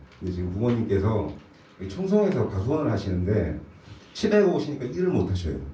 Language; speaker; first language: Korean; native; Korean